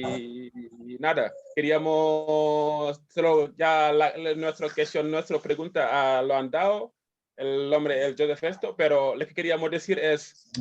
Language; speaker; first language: Spanish; non-native, learner; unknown